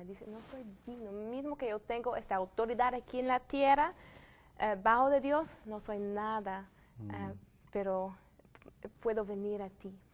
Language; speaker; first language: Spanish; non-native, learner; French